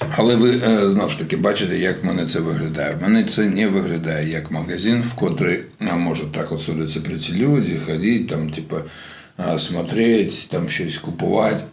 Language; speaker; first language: Ukrainian; non-native, local second language; Russian